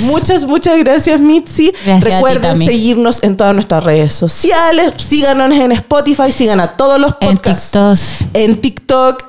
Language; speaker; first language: Spanish; native; Spanish